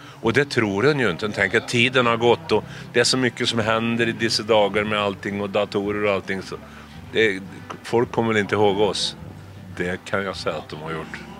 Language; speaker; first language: Swedish; native; Swedish